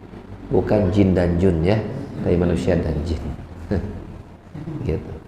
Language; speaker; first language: Indonesian; native; Indonesian